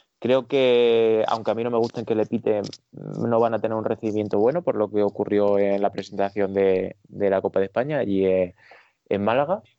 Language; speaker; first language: Spanish; native; Spanish